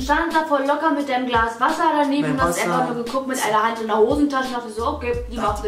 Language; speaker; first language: German; native; German